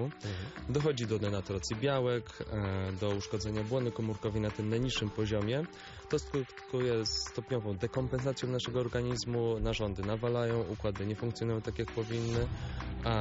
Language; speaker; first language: Polish; native; Polish